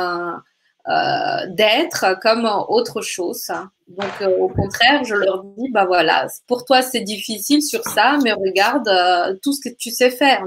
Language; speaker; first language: French; native; French